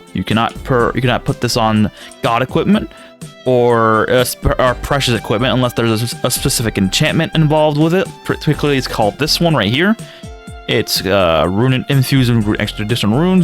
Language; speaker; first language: English; native; English